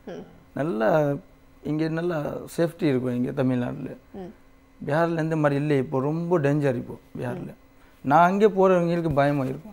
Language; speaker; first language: Tamil; non-native, local second language; Hindi